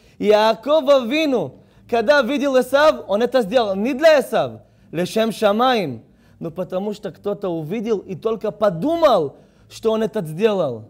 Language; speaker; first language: Russian; non-native, learner; Hebrew